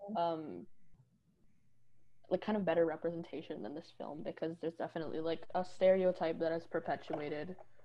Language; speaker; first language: English; native; English